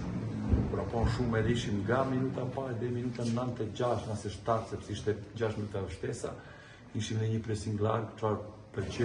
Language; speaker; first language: Albanian; non-native, fluent; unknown